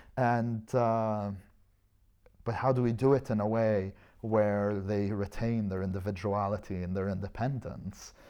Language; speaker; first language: English; non-native, fluent; Arabic